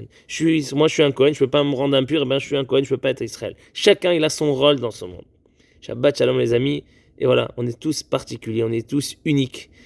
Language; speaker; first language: French; native; French